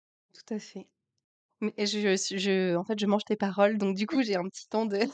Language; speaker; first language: French; native; French